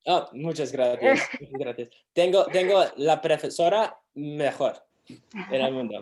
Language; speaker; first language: Spanish; non-native, learner; English